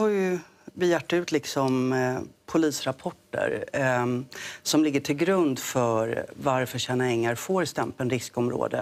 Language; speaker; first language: Swedish; native; Swedish